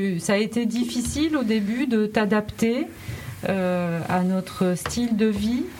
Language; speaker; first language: French; native; French